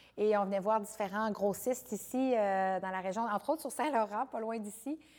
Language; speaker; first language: French; native; French